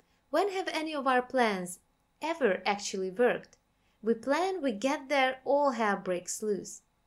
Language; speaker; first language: English; non-native, fluent; Hungarian